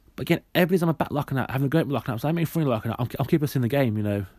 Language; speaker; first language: English; native; English